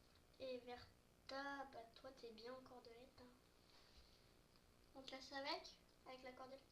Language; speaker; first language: French; native; French